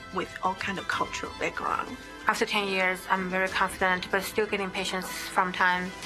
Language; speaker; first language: English; non-native, fluent; Chinese